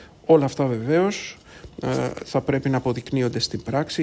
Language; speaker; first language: Greek; native; Greek